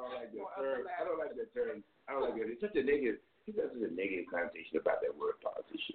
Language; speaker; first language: English; native; English